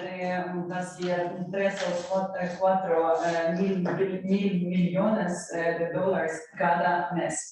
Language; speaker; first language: Spanish; non-native, learner; Ukrainian